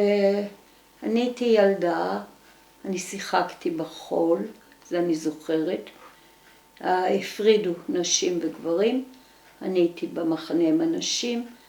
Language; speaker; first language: Hebrew; early bilingual, other home language; Dutch